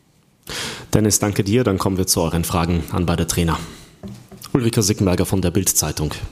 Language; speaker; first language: German; native; German